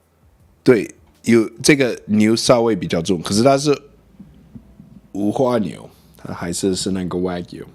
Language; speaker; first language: Chinese; non-native, learner; English